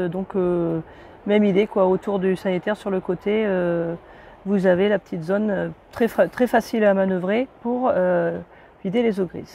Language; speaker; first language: French; native; French